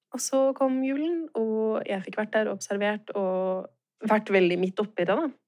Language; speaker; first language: Norwegian; native; Norwegian